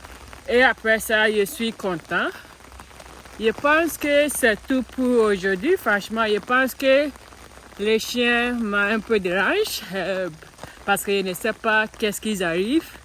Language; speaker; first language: French; non-native, learner; English